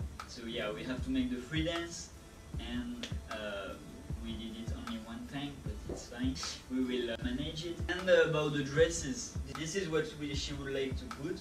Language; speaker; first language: English; non-native, fluent; French